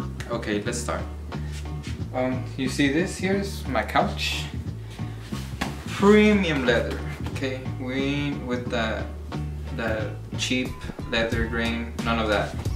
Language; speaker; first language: English; native; English